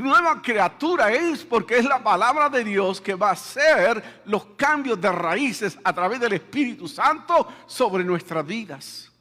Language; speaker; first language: Spanish; native; Spanish